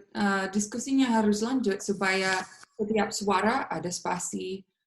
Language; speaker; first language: Indonesian; non-native, fluent; English